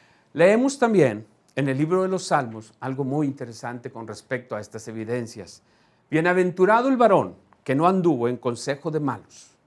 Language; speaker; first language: Spanish; native; Spanish